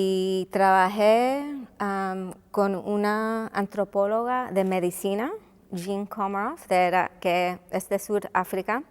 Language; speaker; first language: Spanish; non-native, local second language; English